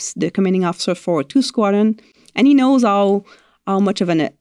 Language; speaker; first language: English; non-native, fluent; French